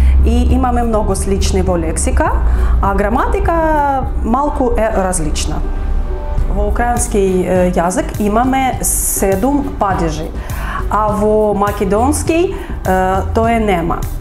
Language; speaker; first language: Macedonian; non-native, learner; Ukrainian